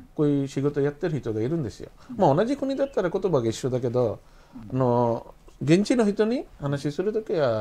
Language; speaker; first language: Japanese; non-native, fluent; Bangla